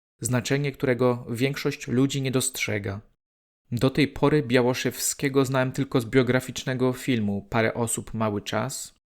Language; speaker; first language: Polish; native; Polish